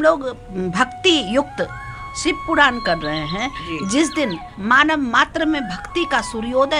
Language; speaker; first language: Hindi; native; Hindi